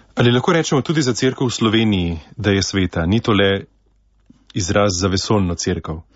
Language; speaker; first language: Slovenian; native; Slovenian